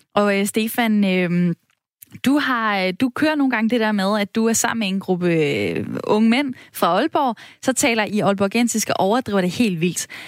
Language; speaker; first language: Danish; native; Danish